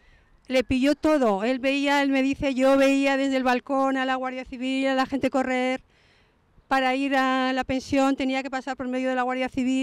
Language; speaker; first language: Spanish; early bilingual, other home language; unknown